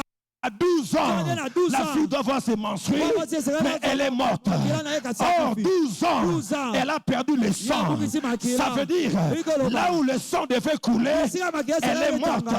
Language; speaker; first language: French; non-native, local second language; Lingala